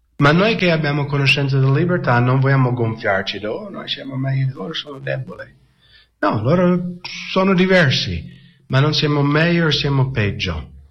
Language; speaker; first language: Italian; non-native, fluent; English